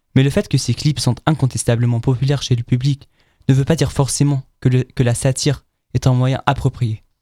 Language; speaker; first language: French; non-native, fluent; German